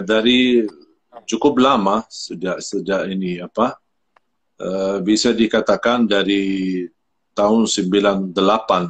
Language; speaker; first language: Indonesian; non-native, fluent; Arabic